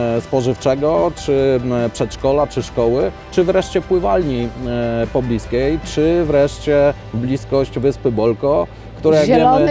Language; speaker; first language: Polish; native; Polish